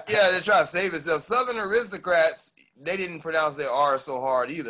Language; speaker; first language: English; native; English